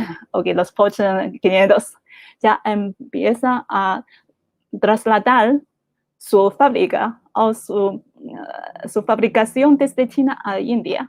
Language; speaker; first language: Spanish; non-native, fluent; Chinese